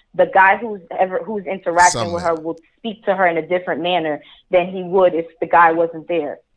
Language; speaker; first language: English; early bilingual, other home language; Spanish